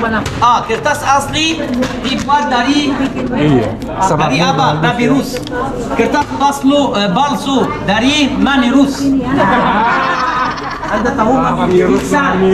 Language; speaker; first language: Indonesian; non-native, learner; Arabic